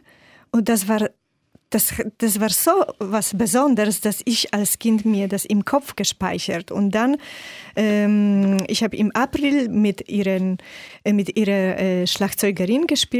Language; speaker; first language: German; non-native, fluent; Polish